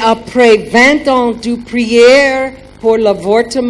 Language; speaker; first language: French; non-native, learner; German